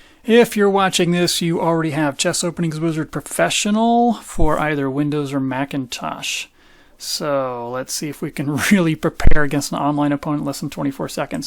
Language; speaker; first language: English; native; English